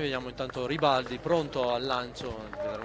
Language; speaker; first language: Italian; native; Italian